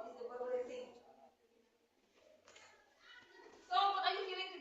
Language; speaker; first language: English; non-native, learner; Indonesian